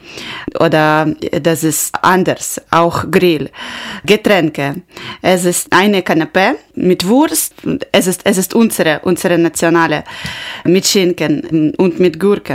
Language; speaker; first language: German; non-native, learner; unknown